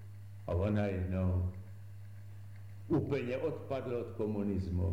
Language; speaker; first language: Czech; native; Czech